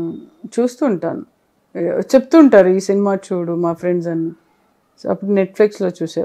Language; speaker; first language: Telugu; non-native, local second language; Kannada